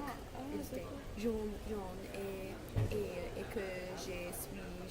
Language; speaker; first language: French; non-native, learner; English